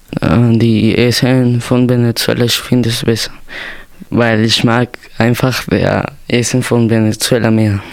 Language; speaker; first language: German; non-native, learner; Spanish